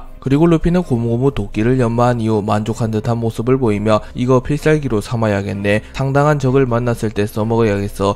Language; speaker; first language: Korean; native; Korean